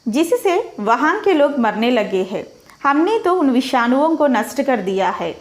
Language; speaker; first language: Hindi; non-native, local second language; Telugu